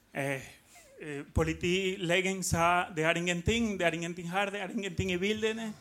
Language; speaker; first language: Norwegian; non-native, learner; Spanish